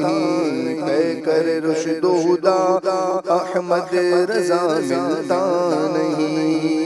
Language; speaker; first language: Urdu; native; Urdu